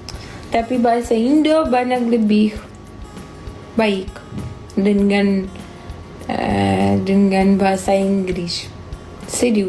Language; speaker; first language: Indonesian; non-native, learner; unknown